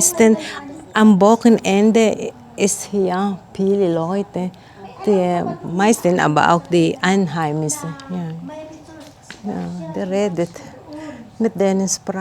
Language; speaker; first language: German; non-native, learner; Filipino